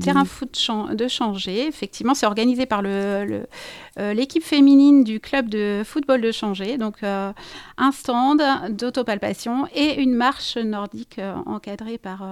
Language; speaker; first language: French; native; French